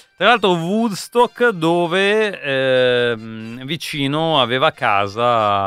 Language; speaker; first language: Italian; native; Italian